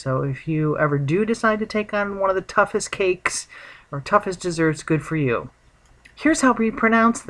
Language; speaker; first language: English; native; English